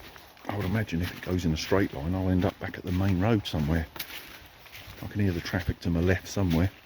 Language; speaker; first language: English; native; English